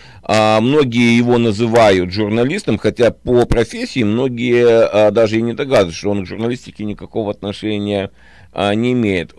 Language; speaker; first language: Russian; native; Russian